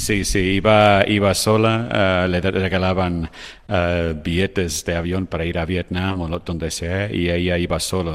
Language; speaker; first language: Spanish; non-native, fluent; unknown